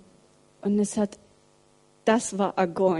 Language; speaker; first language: German; early bilingual, other home language; Russian